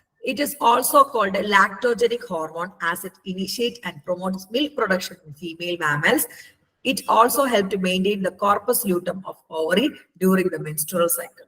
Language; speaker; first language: English; non-native, local second language; Malayalam